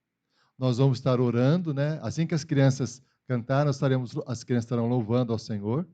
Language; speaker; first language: Portuguese; native; Portuguese